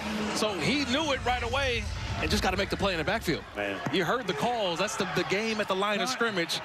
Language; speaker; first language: English; native; English